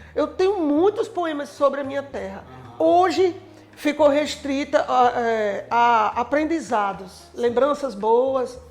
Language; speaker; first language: Portuguese; native; Portuguese